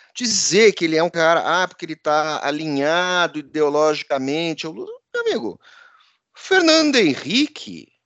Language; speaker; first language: Portuguese; native; Portuguese